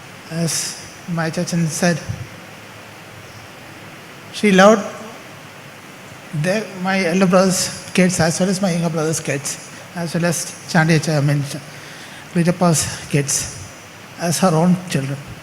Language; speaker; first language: English; non-native, local second language; Malayalam